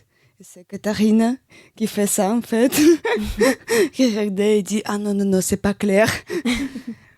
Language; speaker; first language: French; non-native, learner; Russian